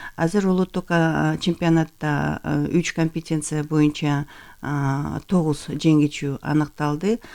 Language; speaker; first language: Kyrgyz; native; Kyrgyz